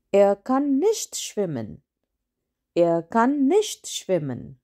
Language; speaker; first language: German; non-native, fluent; Hindi